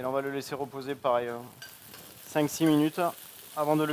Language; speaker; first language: French; native; French